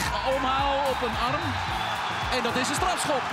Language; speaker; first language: Dutch; native; Dutch